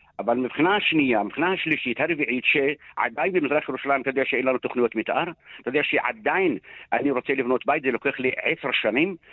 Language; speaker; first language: Hebrew; non-native, local second language; Arabic